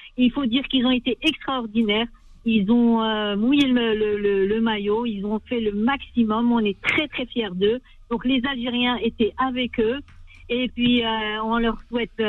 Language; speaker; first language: French; early bilingual, other home language; Arabic